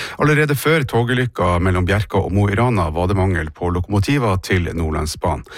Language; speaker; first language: Norwegian; native; Norwegian